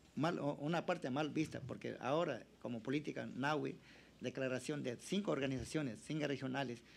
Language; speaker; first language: Spanish; non-native, local second language; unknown